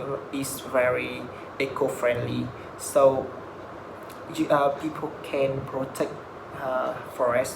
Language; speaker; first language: English; non-native, learner; Vietnamese